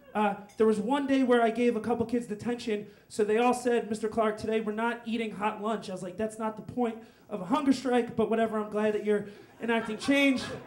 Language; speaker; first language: English; native; English